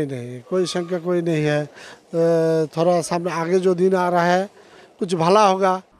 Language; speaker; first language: Hindi; non-native, learner; Bangla